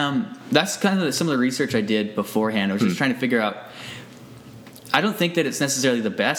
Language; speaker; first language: English; native; English